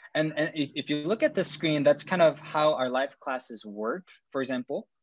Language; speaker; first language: English; non-native, fluent; Korean